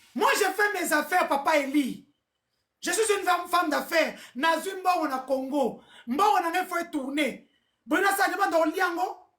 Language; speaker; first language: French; non-native, local second language; Lingala